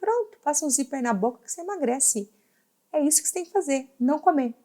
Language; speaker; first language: Portuguese; native; Portuguese